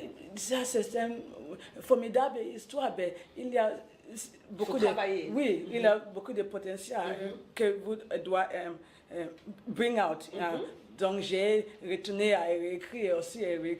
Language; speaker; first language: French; non-native, local second language; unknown